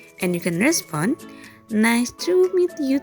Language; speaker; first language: English; non-native, learner; Indonesian